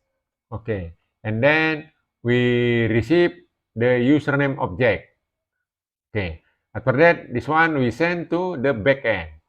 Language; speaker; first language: English; non-native, learner; Indonesian